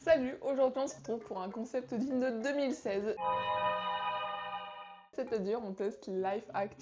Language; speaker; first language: French; native; French